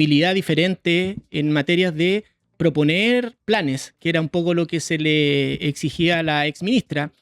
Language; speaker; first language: Spanish; native; Spanish